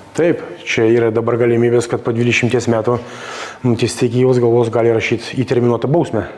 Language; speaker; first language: Lithuanian; native; Lithuanian